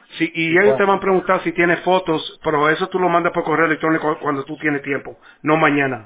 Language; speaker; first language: Spanish; early bilingual, heritage; Spanish